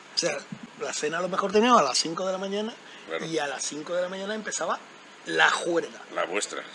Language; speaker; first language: Spanish; native; Spanish